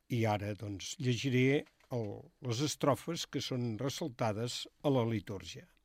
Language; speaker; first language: Catalan; native; Catalan